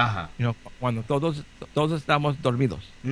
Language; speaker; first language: Spanish; early bilingual, heritage; Spanish